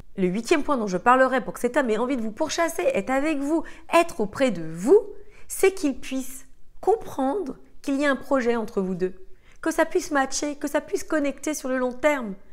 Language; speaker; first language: French; native; French